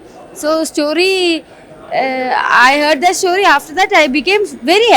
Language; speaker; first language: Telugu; non-native, learner; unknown